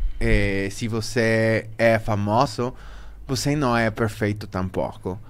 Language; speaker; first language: Portuguese; non-native, learner; Spanish